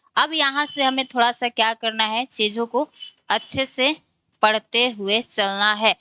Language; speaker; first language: Hindi; native; Hindi